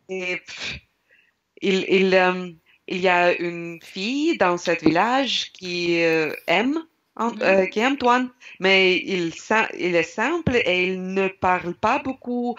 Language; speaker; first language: French; non-native, learner; Russian